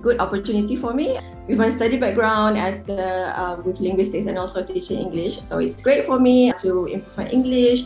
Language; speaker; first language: English; non-native, local second language; Malay